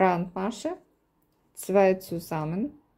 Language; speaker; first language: German; non-native, learner; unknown